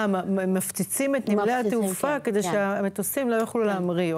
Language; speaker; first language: Hebrew; native; Hebrew